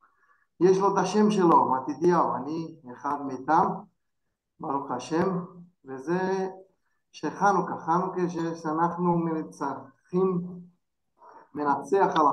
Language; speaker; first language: Hebrew; non-native, fluent; Portuguese